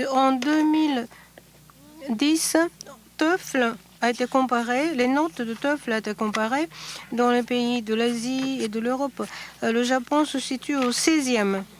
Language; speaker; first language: French; non-native, fluent; Japanese